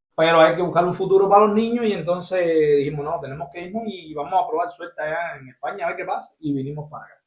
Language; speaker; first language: Spanish; native; Spanish